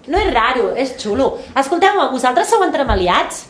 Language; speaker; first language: Catalan; native; Catalan